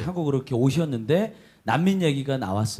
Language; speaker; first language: Korean; native; Korean